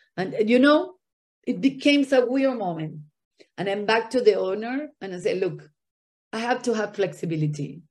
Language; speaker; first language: English; non-native, fluent; Spanish